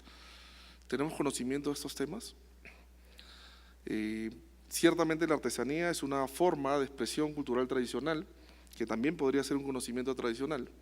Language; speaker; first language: Spanish; native; Spanish